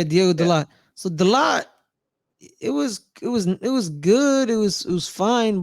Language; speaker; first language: English; native; English